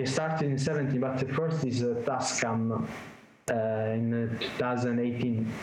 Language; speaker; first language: English; non-native, learner; Italian